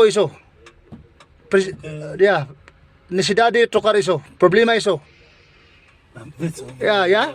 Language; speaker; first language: Portuguese; non-native, learner; Filipino